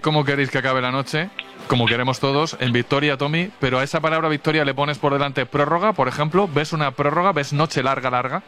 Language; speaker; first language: Spanish; native; Spanish